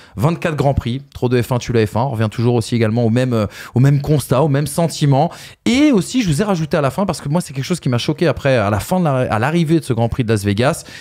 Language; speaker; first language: French; native; French